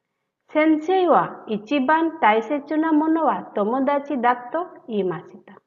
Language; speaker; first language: Japanese; non-native, fluent; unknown